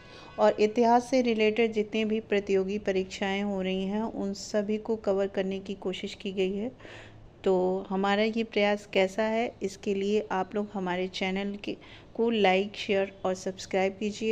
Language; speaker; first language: Hindi; native; Hindi